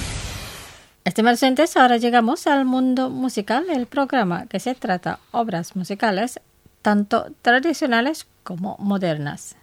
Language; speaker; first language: Spanish; non-native, fluent; Indonesian